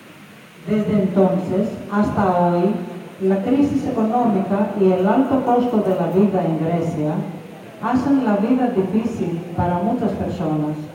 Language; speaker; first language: Spanish; non-native, fluent; Greek